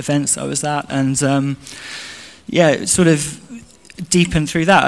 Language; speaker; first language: English; native; English